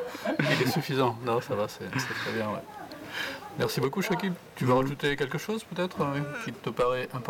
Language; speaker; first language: French; native; French